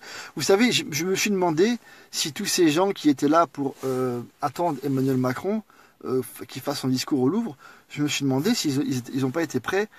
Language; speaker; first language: French; native; French